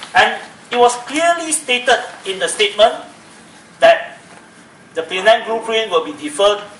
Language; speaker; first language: English; non-native, local second language; Chinese